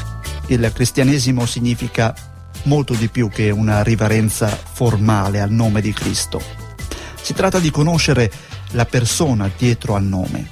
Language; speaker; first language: Italian; native; Italian